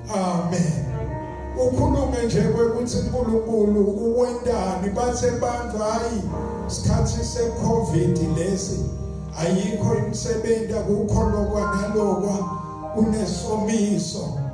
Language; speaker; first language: Zulu; non-native, local second language; Swati